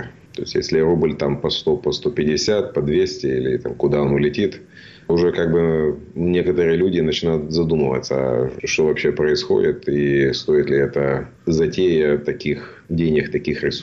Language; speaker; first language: Russian; native; Russian